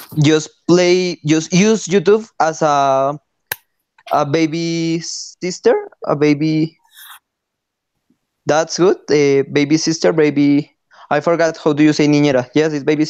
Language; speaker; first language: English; non-native, learner; Spanish